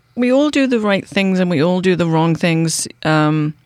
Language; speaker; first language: English; native; English